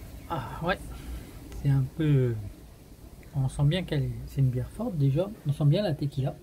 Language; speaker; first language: French; native; French